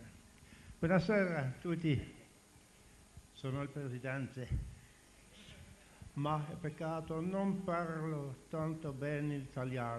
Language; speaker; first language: Italian; non-native, learner; French